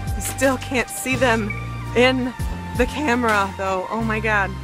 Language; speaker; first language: English; native; English